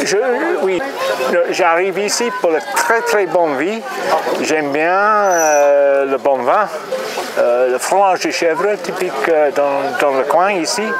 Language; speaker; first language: French; non-native, learner; English